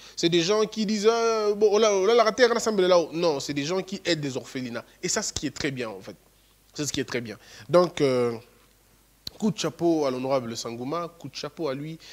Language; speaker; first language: French; non-native, local second language; Lingala